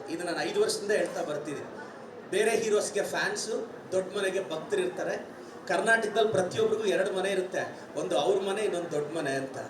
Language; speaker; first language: Kannada; native; Kannada